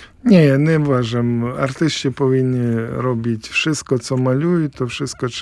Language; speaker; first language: Polish; non-native, learner; Ukrainian